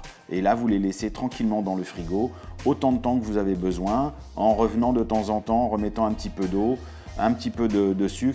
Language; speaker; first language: French; native; French